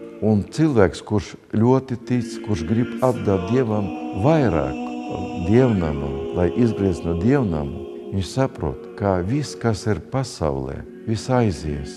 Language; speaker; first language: Latvian; non-native, local second language; Russian